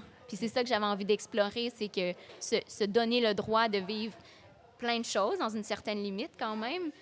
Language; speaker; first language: French; native; French